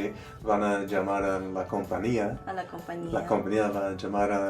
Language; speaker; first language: Spanish; non-native, learner; English